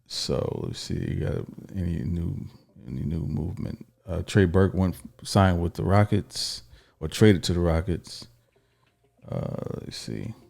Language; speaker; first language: English; native; English